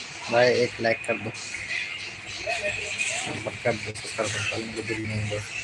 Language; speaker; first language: Hindi; non-native, local second language; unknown